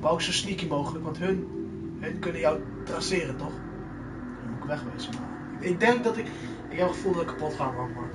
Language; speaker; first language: Dutch; native; Dutch